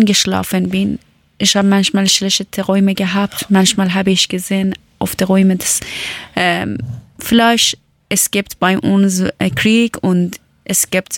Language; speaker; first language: German; non-native, learner; Persian